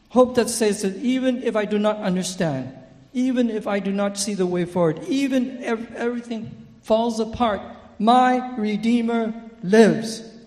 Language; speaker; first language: English; native; English